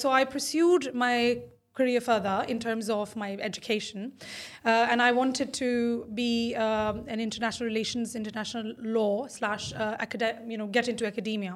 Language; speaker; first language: English; non-native, local second language; Urdu